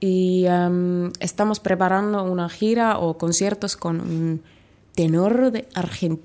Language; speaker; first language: Spanish; non-native, learner; Finnish